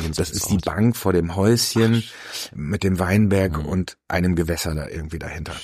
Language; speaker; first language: German; native; German